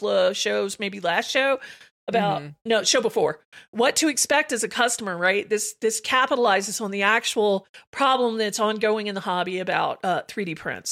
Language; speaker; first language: English; native; English